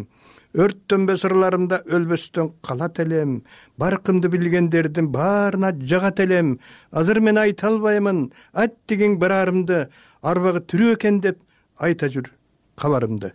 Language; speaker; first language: Kyrgyz; native; Kyrgyz